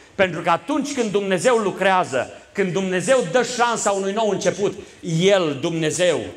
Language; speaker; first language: Romanian; native; Romanian